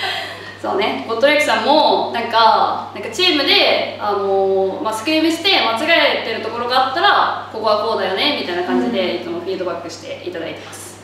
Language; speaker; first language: Japanese; native; Japanese